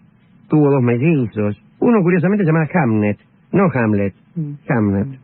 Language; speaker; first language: Spanish; native; Spanish